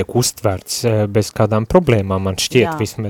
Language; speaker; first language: Latvian; native; Latvian